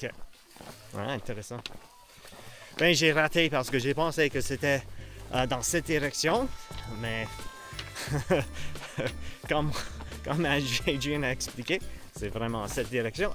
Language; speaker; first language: French; non-native, learner; English